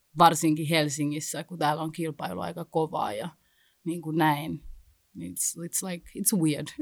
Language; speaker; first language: Finnish; early bilingual, other home language; Kinyarwanda